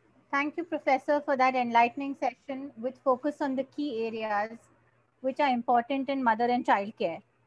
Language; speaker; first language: English; non-native, local second language; Marathi